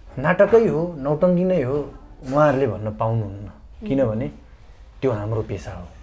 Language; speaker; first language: Nepali; non-native, local second language; Gurung